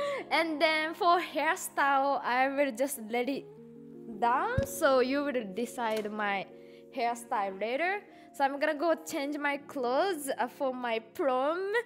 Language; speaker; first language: English; non-native, fluent; Japanese